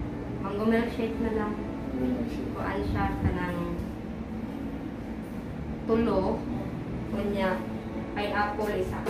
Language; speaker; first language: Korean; non-native, learner; Cebuano